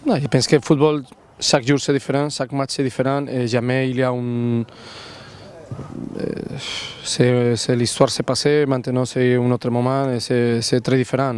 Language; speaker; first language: French; non-native, learner; Spanish